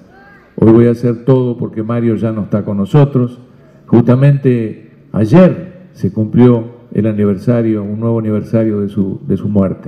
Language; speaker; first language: Spanish; native; Spanish